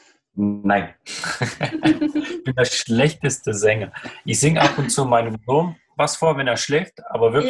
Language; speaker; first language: German; early bilingual, other home language; Russian